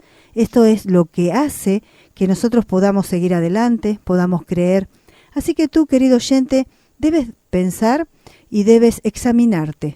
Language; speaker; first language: Spanish; native; Spanish